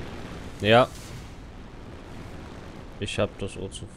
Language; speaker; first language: German; native; German